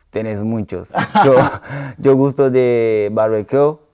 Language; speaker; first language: Spanish; non-native, learner; Portuguese